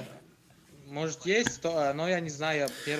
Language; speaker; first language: Russian; non-native, fluent; Uzbek